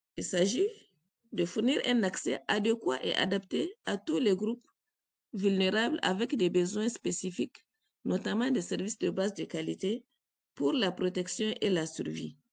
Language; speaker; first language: French; native; French